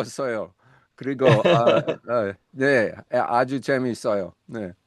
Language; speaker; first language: Korean; non-native, learner; English